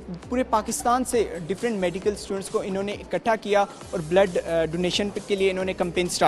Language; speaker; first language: Urdu; native; Urdu